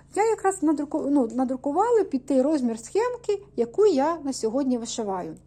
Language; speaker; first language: Ukrainian; non-native, local second language; Russian